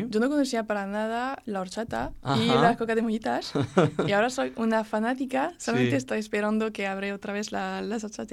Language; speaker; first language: Spanish; early bilingual, heritage; French